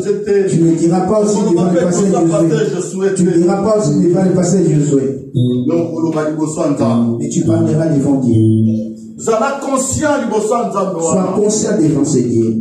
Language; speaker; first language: French; non-native, local second language; Lingala